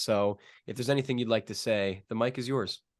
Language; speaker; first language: English; native; English